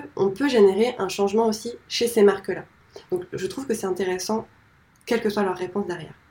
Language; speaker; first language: French; native; French